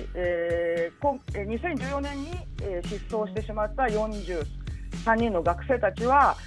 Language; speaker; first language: Japanese; native; Japanese